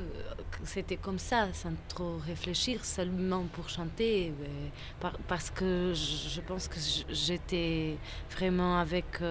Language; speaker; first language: French; non-native, fluent; Portuguese